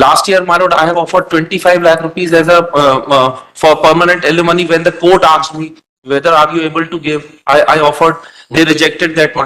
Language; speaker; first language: English; non-native, local second language; Hindi